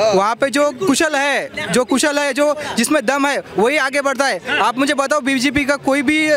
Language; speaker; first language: Hindi; non-native, local second language; Marathi